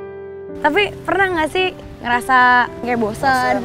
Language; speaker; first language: Indonesian; native; Indonesian